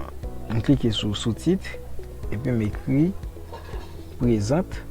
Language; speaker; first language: French; non-native, local second language; Haitian Creole